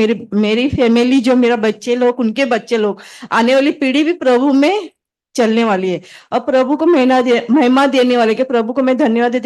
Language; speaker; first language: Hindi; native; Hindi